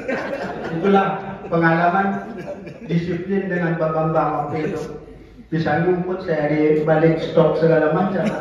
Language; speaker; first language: Indonesian; native; Indonesian